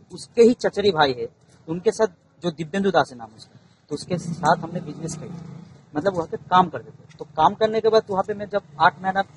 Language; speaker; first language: Hindi; native; Hindi